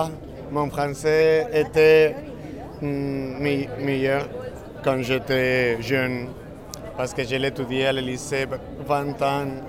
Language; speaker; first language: French; non-native, learner; Spanish